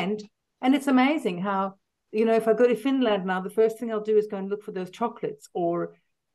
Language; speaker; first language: English; native; English